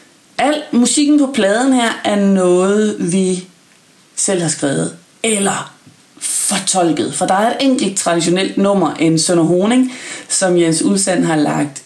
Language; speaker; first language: Danish; native; Danish